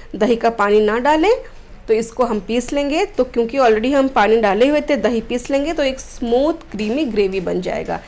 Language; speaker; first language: Hindi; non-native, local second language; Odia